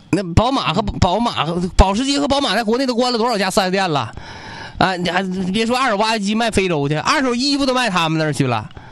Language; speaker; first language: Chinese; native; Chinese